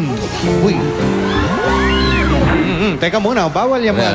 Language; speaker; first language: Filipino; native; Filipino